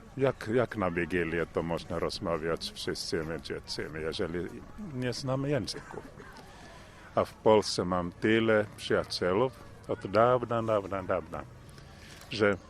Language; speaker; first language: Polish; non-native, learner; Finnish